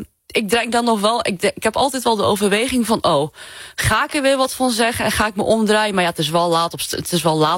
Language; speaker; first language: Dutch; non-native, local second language; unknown